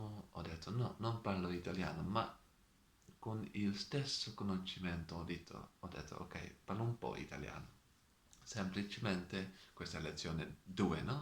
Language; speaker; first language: Italian; non-native, learner; Dutch